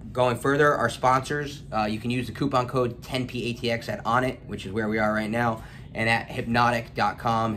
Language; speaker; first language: English; native; English